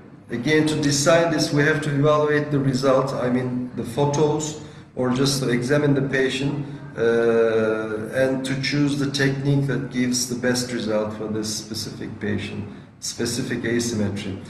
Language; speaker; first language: English; non-native, fluent; Turkish